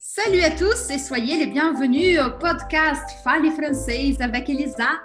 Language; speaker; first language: French; early bilingual, heritage; Portuguese